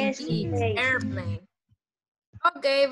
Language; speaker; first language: English; non-native, fluent; Spanish